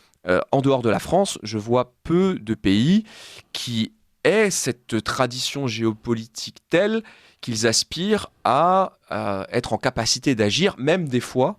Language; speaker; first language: French; native; French